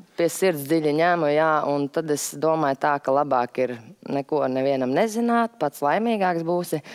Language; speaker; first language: Latvian; native; Latvian